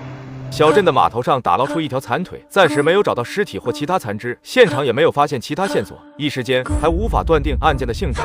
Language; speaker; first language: Chinese; native; Chinese